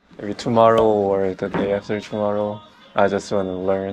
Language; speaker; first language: English; non-native, learner; Korean